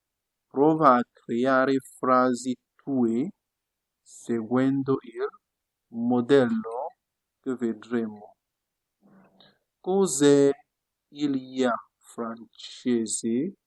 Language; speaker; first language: Italian; non-native, fluent; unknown